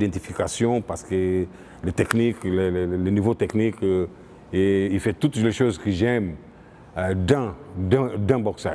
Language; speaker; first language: French; non-native, fluent; Portuguese